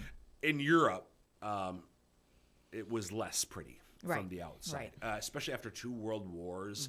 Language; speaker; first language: English; native; English